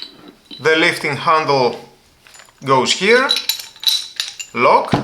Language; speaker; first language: English; non-native, fluent; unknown